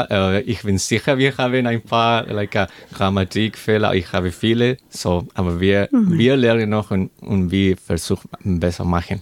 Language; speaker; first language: German; non-native, learner; Spanish